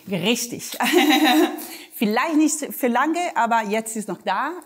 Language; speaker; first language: German; non-native, fluent; Italian